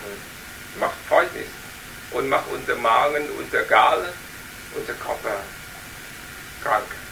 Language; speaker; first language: German; non-native, learner; Vietnamese